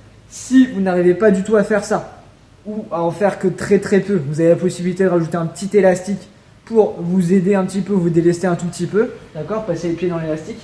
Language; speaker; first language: French; native; French